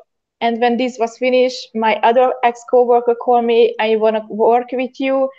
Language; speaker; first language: English; non-native, learner; Hungarian